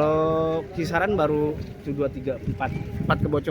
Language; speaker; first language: Indonesian; native; Indonesian